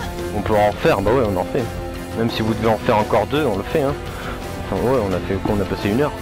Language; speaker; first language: French; native; French